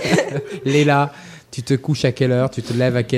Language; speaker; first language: French; native; French